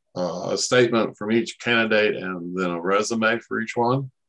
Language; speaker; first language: English; native; English